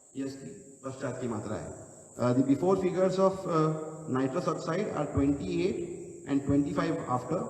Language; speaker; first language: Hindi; non-native, local second language; Marathi